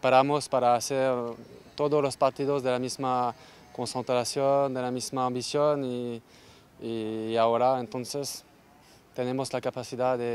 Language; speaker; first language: Spanish; non-native, learner; French